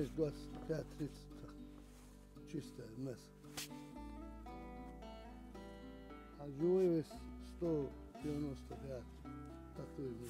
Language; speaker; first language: Russian; non-native, local second language; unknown